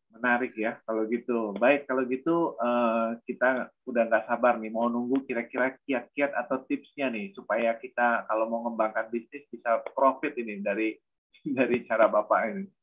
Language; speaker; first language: Indonesian; native; Indonesian